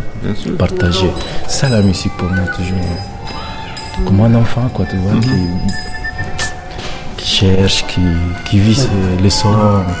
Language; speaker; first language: French; non-native, fluent; Spanish